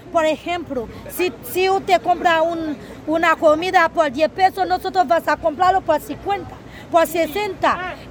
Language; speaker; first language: Spanish; non-native, learner; Haitian Creole